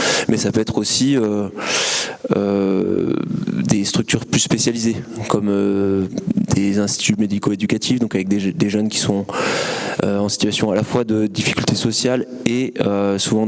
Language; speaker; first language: French; native; French